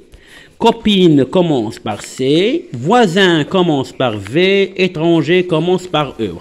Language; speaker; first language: French; non-native, local second language; Arabic